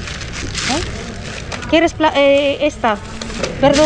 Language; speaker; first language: Spanish; non-native, learner; Filipino